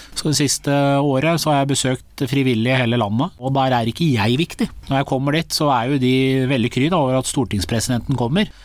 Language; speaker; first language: Norwegian; early bilingual, other home language; Persian